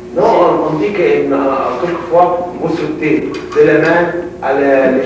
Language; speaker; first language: French; non-native, local second language; Arabic